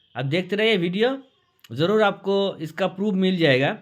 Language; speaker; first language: Hindi; non-native, local second language; Bangla